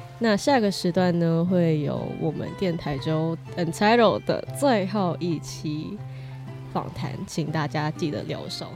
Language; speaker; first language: Chinese; native; Chinese